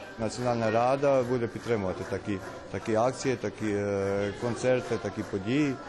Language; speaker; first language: Ukrainian; early bilingual, heritage; Ukrainian